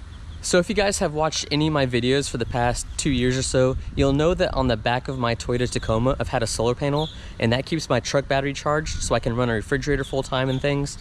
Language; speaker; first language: English; native; English